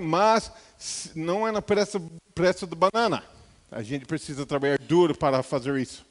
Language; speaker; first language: Portuguese; non-native, fluent; English